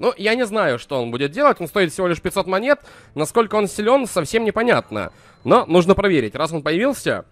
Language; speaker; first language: Russian; native; Russian